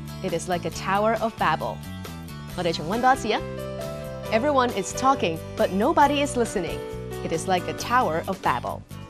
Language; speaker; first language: English; non-native, local second language; Cantonese